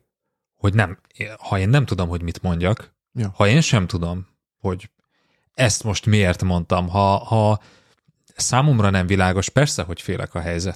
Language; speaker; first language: Hungarian; native; Hungarian